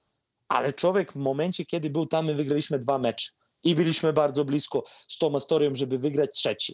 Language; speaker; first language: Polish; non-native, fluent; Serbian